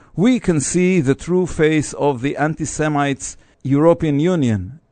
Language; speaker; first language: English; non-native, fluent; Hebrew